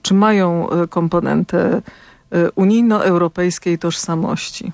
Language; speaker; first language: Polish; native; Polish